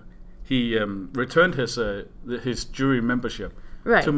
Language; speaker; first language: English; non-native, fluent; Danish